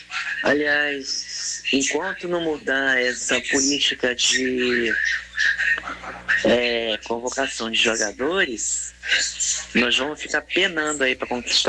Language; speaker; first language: Portuguese; native; Portuguese